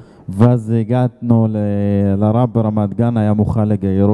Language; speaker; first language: Hebrew; non-native, fluent; Arabic